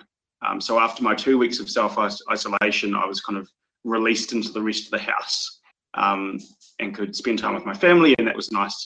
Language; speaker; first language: English; native; English